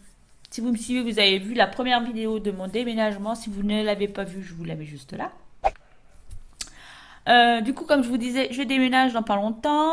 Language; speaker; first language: French; native; French